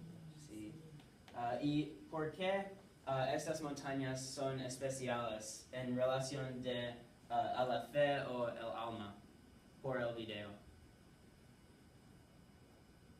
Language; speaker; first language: Spanish; non-native, learner; English